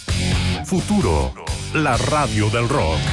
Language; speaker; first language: Spanish; native; Spanish